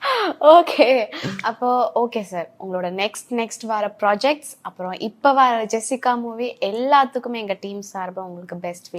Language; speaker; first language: Tamil; native; Tamil